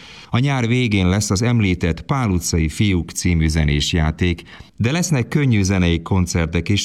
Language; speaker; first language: Hungarian; native; Hungarian